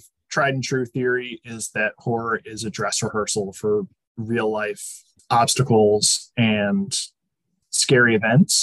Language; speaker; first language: English; native; English